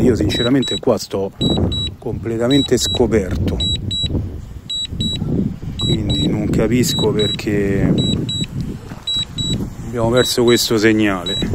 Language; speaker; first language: Italian; native; Italian